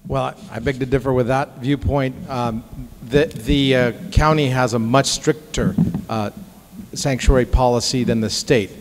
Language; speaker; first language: English; early bilingual, other home language; Arabic